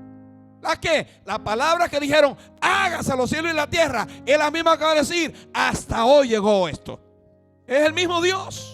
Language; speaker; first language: Spanish; native; Spanish